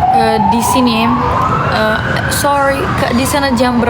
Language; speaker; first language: Indonesian; non-native, learner; Turkish